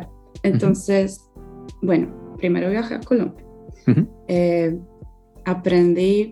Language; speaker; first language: Spanish; non-native, fluent; Polish